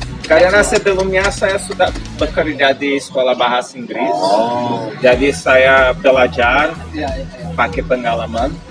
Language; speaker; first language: Indonesian; non-native, fluent; Portuguese